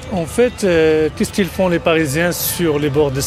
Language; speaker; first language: French; non-native, local second language; Arabic